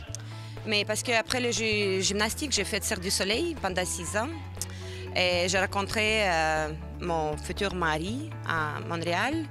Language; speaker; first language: French; non-native, fluent; Russian